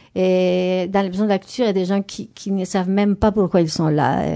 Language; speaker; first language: French; non-native, fluent; Spanish